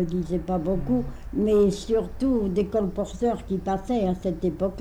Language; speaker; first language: French; native; French